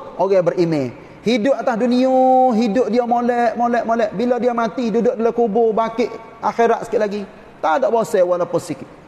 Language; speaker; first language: Malay; native; Malay